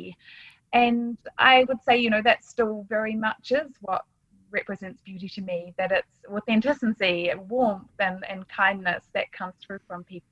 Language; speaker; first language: English; native; English